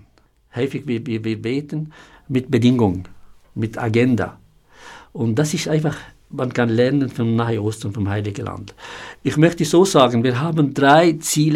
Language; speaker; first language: German; non-native, fluent; Arabic